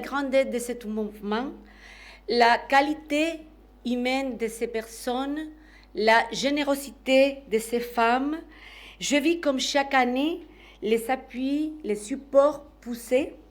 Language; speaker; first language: French; non-native, fluent; Spanish